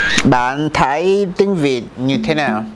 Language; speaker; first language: Vietnamese; non-native, fluent; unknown